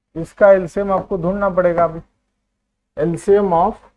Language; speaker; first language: Hindi; non-native, local second language; Marathi